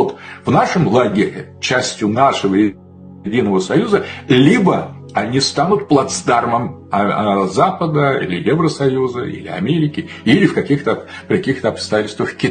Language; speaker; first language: Russian; native; Russian